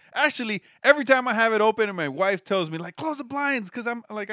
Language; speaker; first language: English; early bilingual, other home language; Spanish